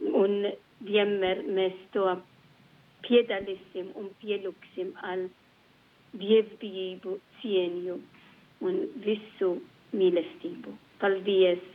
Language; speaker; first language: Latvian; non-native, learner; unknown